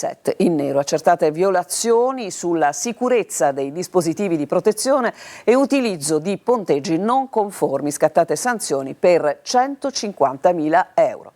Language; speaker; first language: Italian; native; Italian